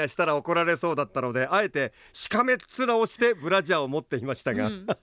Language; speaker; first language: Japanese; native; Japanese